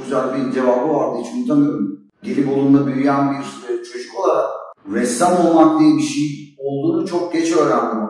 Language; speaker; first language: Turkish; native; Turkish